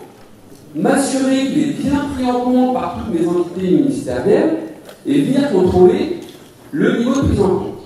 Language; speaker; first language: French; native; French